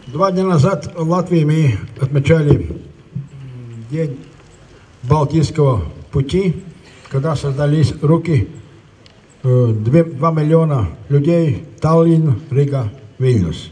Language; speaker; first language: Russian; non-native, local second language; Latvian